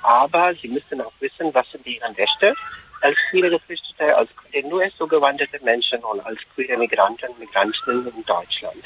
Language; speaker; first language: German; non-native, fluent; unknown